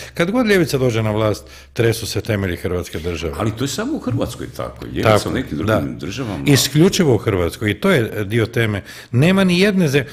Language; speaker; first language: Croatian; native; Croatian